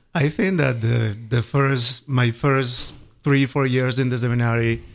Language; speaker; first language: English; non-native, fluent; Spanish